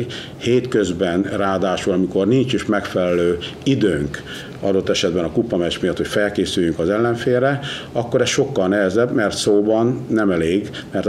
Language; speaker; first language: Hungarian; native; Hungarian